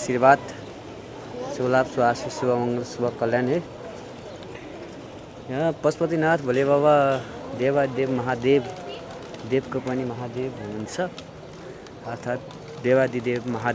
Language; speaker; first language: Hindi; non-native, learner; Nepali